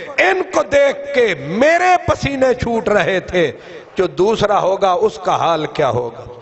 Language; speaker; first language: Urdu; non-native, local second language; Punjabi